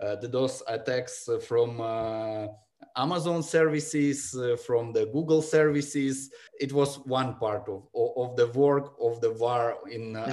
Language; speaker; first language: English; non-native, learner; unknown